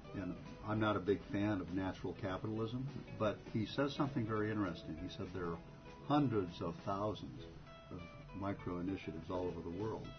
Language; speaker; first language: English; native; English